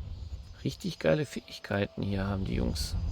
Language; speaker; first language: German; native; German